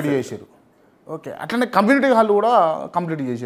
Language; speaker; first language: Telugu; native; Telugu